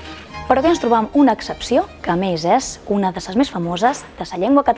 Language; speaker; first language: Catalan; native; Catalan